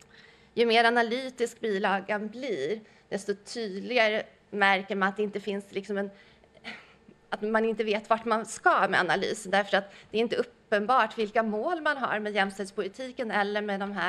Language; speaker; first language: Swedish; native; Swedish